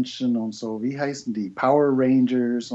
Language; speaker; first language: German; non-native, fluent; English